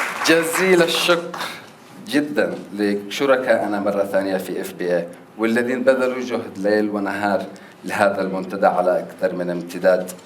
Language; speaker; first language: Arabic; native; Arabic